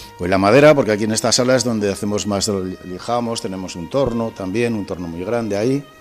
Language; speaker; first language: Spanish; native; Spanish